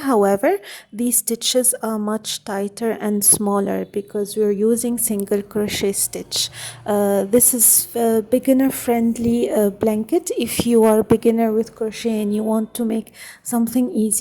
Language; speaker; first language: English; non-native, fluent; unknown